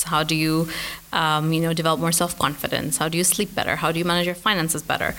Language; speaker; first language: English; non-native, local second language; Urdu